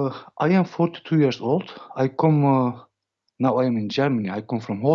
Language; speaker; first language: English; non-native, learner; Dutch